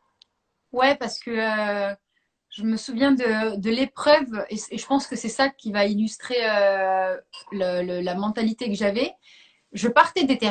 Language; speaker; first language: French; native; French